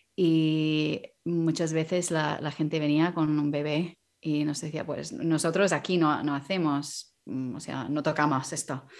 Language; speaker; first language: Spanish; non-native, fluent; English